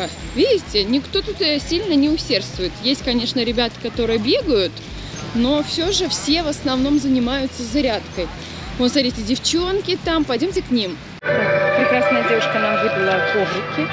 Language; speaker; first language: Russian; native; Russian